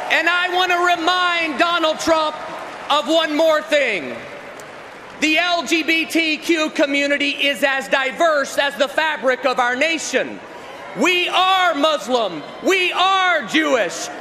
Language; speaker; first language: English; native; English